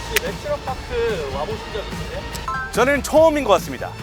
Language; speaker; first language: Korean; non-native, fluent; English